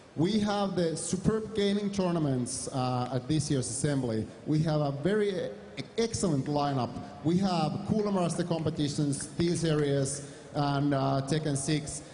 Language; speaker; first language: English; non-native, fluent; Finnish